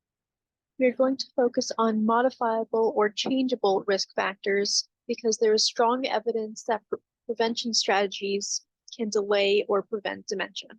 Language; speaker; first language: English; native; English